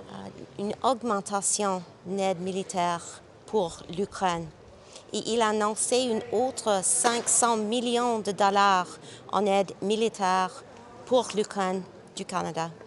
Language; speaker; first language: French; non-native, local second language; English